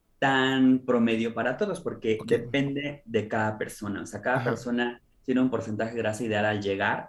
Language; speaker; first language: Spanish; native; Spanish